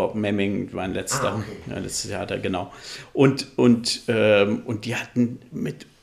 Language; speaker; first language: German; native; German